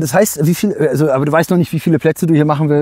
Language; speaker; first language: German; native; German